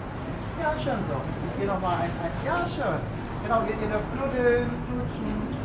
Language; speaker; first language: German; native; German